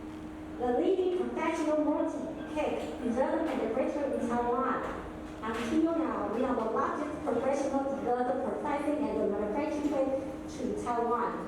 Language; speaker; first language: English; non-native, learner; Chinese